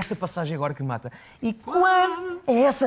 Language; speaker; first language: Portuguese; native; Portuguese